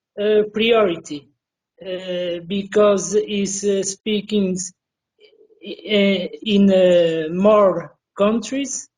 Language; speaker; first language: English; non-native, learner; Portuguese